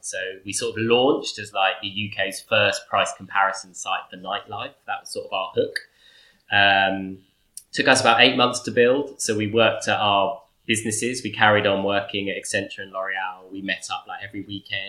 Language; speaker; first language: English; native; English